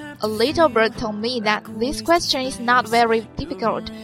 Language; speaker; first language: English; non-native, fluent; Chinese